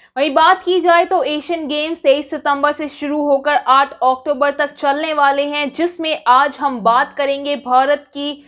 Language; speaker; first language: Hindi; native; Hindi